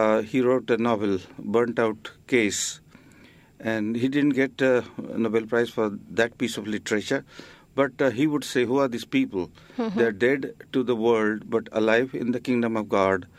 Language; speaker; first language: English; non-native, local second language; Marathi